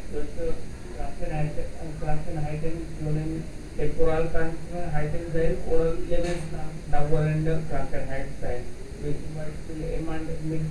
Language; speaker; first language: German; non-native, learner; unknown